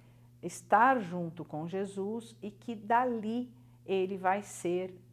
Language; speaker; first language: Portuguese; native; Portuguese